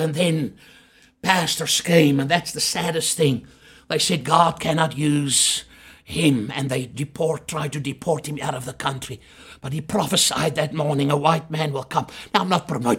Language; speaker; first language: English; non-native, local second language; Afrikaans